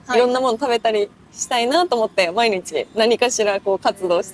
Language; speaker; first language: Japanese; native; Japanese